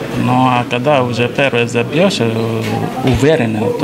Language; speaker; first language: Russian; non-native, learner; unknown